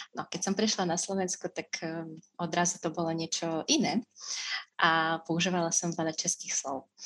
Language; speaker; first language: Slovak; non-native, fluent; Russian